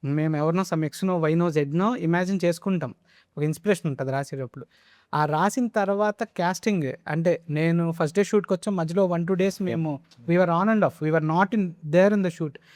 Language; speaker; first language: Telugu; native; Telugu